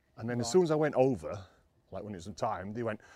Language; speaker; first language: English; native; English